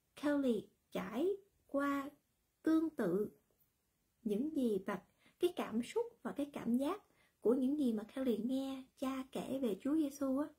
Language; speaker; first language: Vietnamese; early bilingual, heritage; Vietnamese